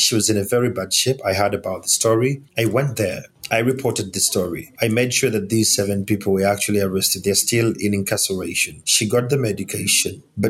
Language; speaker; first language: English; non-native, local second language; Ganda